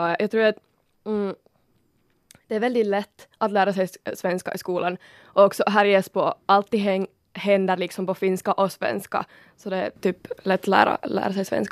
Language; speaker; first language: Swedish; non-native, local second language; Finnish